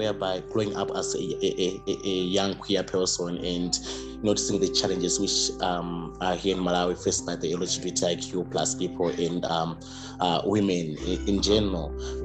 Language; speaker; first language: English; non-native, local second language; Nyanja